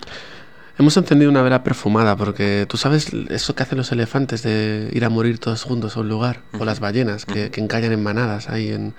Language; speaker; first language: Spanish; native; Spanish